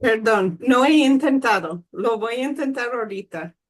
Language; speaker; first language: Spanish; non-native, fluent; English